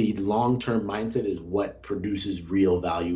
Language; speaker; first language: English; native; English